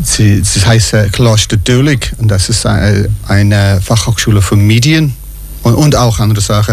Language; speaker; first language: German; non-native, fluent; English